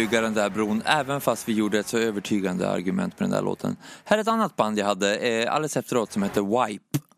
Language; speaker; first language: Swedish; native; Swedish